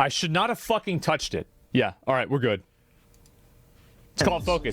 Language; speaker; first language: English; native; English